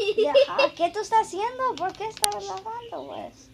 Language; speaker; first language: Spanish; early bilingual, heritage; Spanish